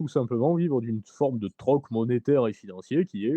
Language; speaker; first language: French; native; French